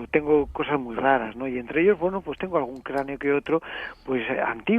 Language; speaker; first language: Spanish; native; Spanish